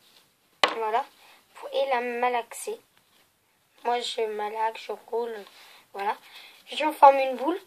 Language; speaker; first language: French; native; French